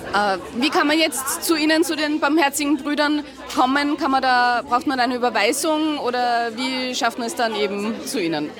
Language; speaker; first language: German; native; German